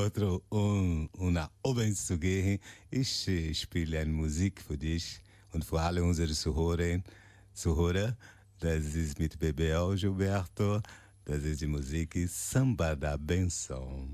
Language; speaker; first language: German; non-native, learner; Portuguese